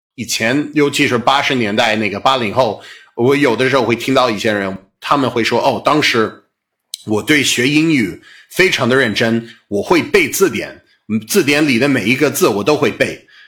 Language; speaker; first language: Chinese; non-native, fluent; English